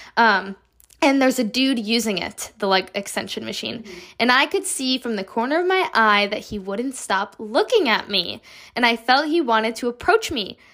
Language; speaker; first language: English; native; English